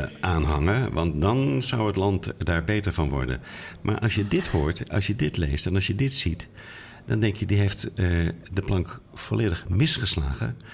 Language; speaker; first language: Dutch; native; Dutch